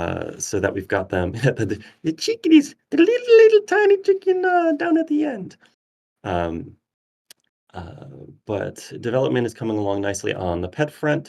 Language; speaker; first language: English; native; English